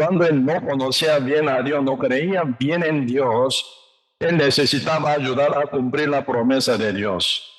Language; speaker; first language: Spanish; non-native, learner; Korean